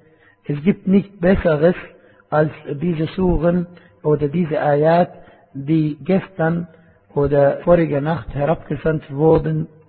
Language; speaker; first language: German; non-native, fluent; Arabic